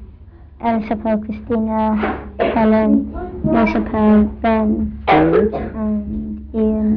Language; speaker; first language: French; non-native, learner; English